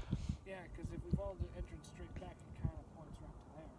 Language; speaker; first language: English; native; English